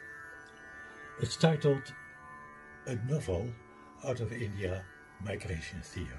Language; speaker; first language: English; non-native, fluent; Dutch